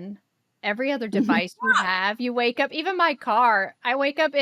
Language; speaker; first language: English; native; English